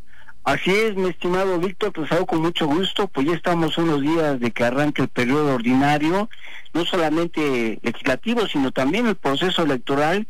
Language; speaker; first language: Spanish; native; Spanish